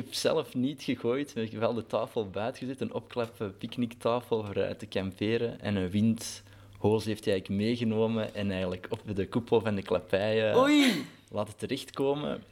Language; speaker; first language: Dutch; native; Dutch